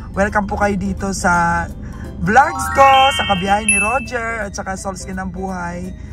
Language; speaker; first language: Filipino; non-native, local second language; Aklanon